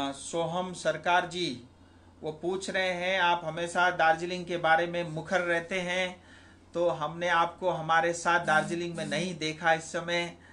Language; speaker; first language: Hindi; non-native, local second language; Nepali